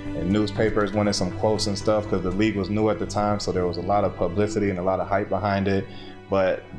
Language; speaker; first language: English; native; English